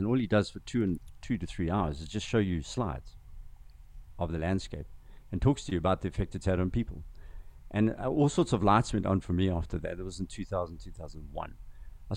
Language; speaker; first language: English; non-native, local second language; Zulu